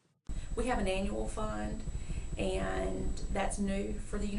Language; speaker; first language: English; native; English